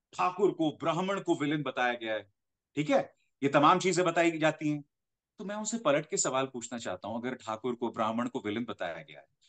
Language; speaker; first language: Hindi; native; Hindi